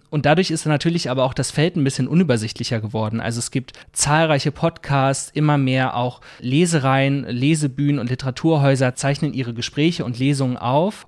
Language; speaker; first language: German; native; German